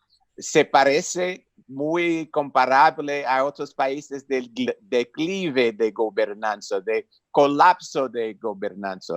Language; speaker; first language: Spanish; non-native, fluent; English